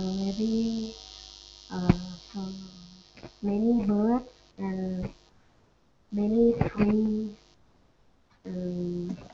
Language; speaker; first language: English; non-native, learner; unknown